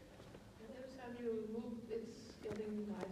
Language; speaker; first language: English; non-native, fluent; Danish